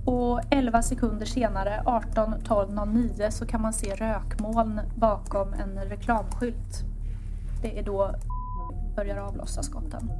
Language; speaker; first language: Swedish; native; Swedish